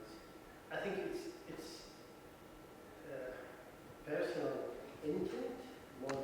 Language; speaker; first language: English; non-native, learner; Arabic